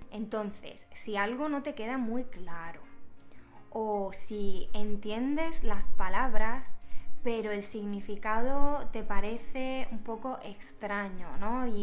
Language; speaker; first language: Spanish; native; Spanish